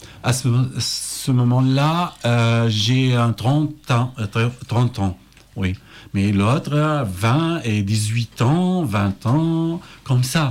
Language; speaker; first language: French; non-native, learner; Arabic